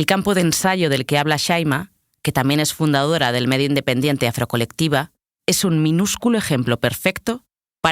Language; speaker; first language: Spanish; native; Spanish